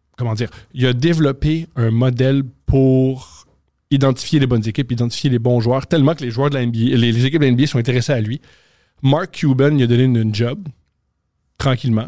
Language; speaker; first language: French; native; French